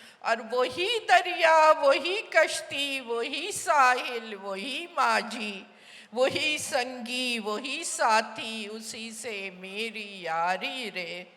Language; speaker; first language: Urdu; native; Urdu